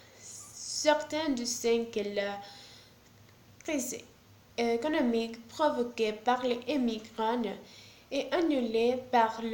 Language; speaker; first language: French; non-native, learner; Spanish